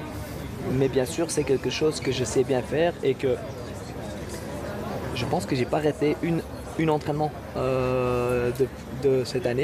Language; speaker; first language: French; non-native, local second language; Dutch